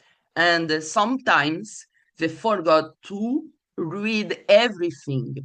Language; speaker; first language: English; non-native, fluent; Portuguese